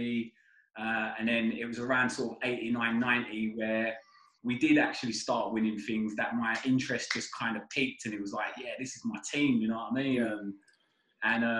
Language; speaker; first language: English; native; English